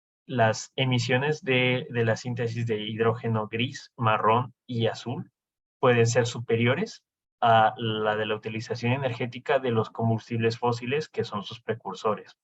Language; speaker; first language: Spanish; native; Spanish